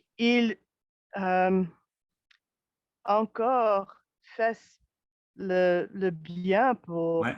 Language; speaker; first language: French; non-native, learner; English